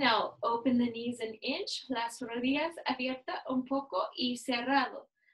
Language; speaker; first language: Spanish; non-native, learner; English